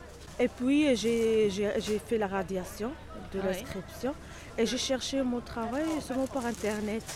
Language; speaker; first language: French; non-native, learner; Arabic